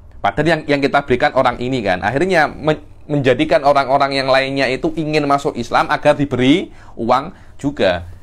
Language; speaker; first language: Indonesian; native; Indonesian